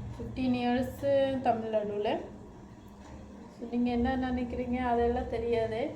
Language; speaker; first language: Tamil; non-native, learner; Hindi